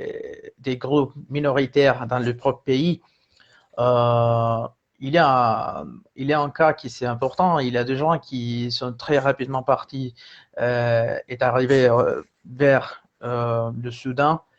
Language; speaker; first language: French; non-native, fluent; Spanish